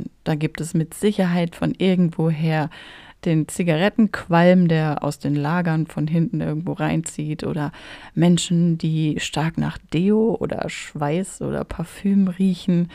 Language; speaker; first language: German; native; German